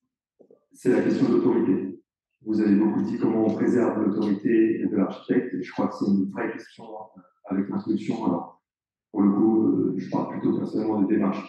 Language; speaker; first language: French; native; French